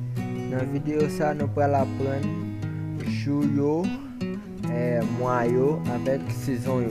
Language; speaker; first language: Portuguese; non-native, learner; Haitian Creole